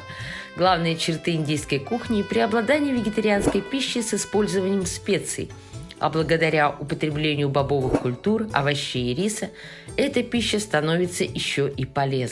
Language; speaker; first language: Russian; native; Russian